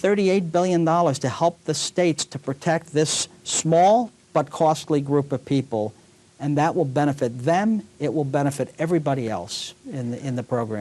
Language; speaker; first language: English; native; English